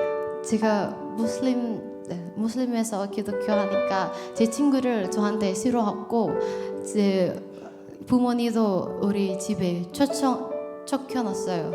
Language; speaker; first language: Korean; non-native, learner; Indonesian